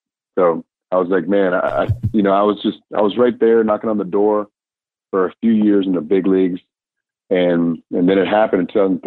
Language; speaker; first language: English; non-native, fluent; Spanish